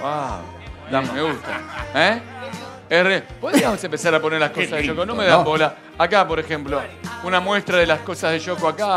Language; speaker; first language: Spanish; native; Spanish